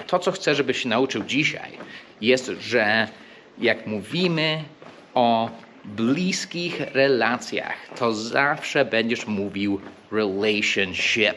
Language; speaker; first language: Polish; non-native, fluent; English